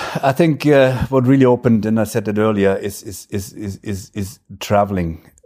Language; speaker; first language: English; non-native, fluent; German